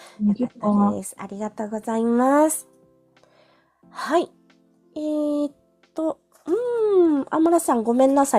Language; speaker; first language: Japanese; non-native, fluent; Filipino